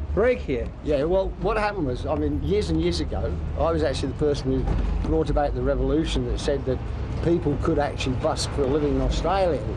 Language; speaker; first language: English; native; English